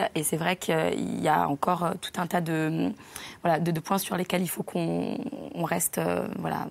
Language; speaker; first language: French; native; French